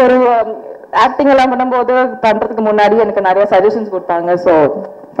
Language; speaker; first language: Tamil; non-native, fluent; Malayalam